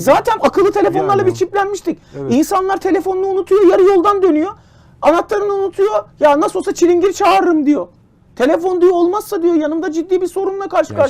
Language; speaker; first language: Turkish; native; Turkish